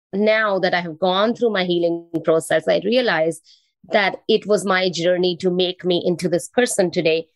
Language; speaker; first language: English; non-native, local second language; Hindi